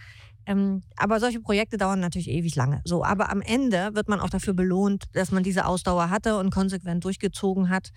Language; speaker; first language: German; native; German